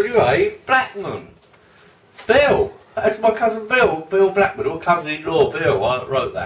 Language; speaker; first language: English; native; English